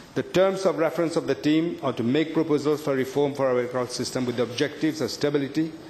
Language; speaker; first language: English; non-native, local second language; Morisyen